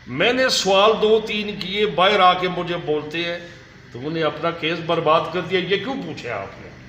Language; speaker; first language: Urdu; non-native, local second language; Northern Hindko